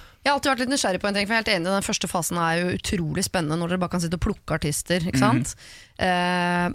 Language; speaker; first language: Norwegian; native; Norwegian